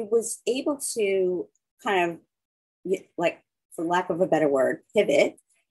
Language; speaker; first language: English; native; English